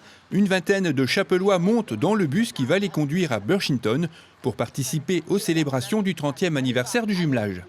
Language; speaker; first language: French; native; French